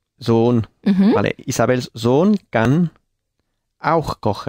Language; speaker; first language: German; non-native, learner; Spanish